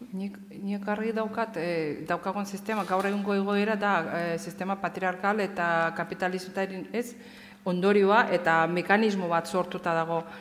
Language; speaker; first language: Basque; non-native, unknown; Azerbaijani